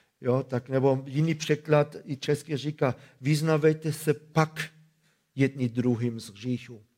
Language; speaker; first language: Czech; non-native, fluent; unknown